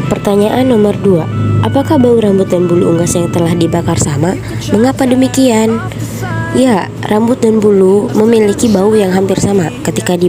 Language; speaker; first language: Indonesian; native; Indonesian